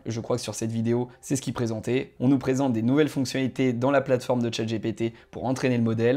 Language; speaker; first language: French; native; French